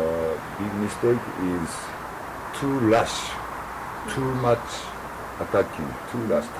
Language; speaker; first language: English; non-native, learner; Japanese